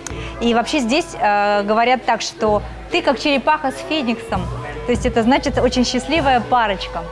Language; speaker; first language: Russian; native; Russian